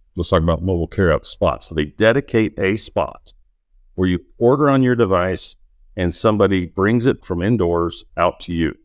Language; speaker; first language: English; native; English